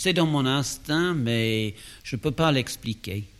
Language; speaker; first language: French; non-native, fluent; English